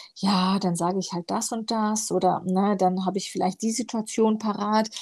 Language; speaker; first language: German; early bilingual, other home language; Romanian